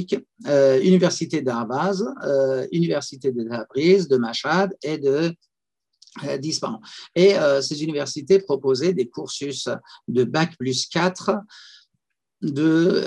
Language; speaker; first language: French; non-native, fluent; Persian